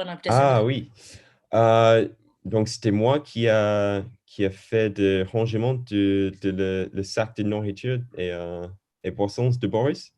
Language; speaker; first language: French; non-native, learner; English